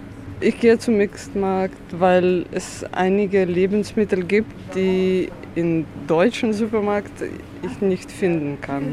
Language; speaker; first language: German; non-native, fluent; Russian